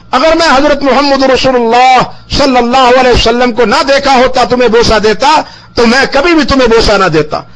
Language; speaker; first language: Urdu; non-native, local second language; Punjabi